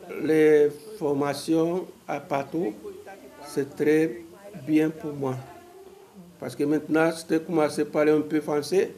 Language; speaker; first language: French; non-native, learner; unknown